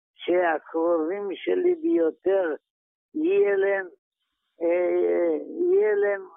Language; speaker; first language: Hebrew; non-native, fluent; Polish